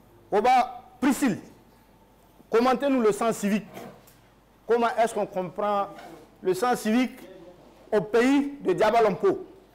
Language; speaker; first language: French; non-native, local second language; Mossi